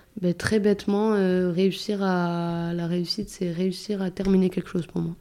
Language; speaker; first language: French; early bilingual, other home language; Arabic